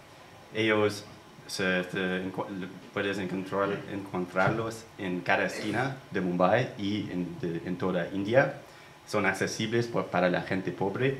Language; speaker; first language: Spanish; non-native, fluent; English